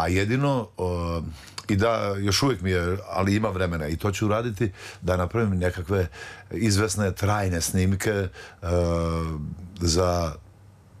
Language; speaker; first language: Serbian; native; Serbian